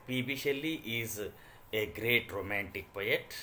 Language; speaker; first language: English; non-native, local second language; Kannada